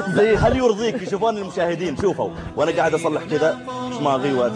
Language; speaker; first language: Arabic; native; Arabic